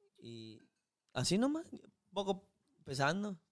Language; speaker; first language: Spanish; non-native, learner; Chinese